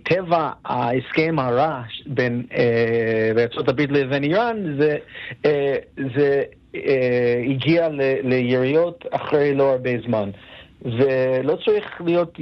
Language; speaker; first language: Hebrew; non-native, fluent; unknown